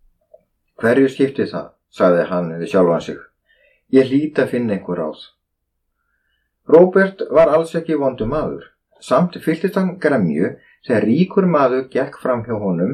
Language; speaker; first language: Icelandic; native; Icelandic